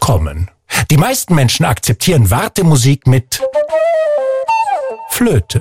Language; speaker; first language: German; native; German